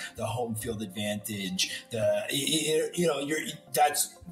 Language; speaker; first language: English; native; English